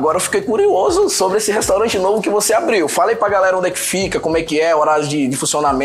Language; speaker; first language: Portuguese; native; Portuguese